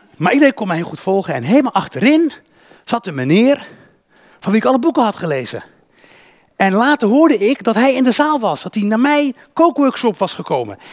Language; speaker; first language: Dutch; early bilingual, other home language; Berber languages